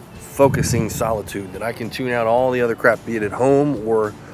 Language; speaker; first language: English; native; English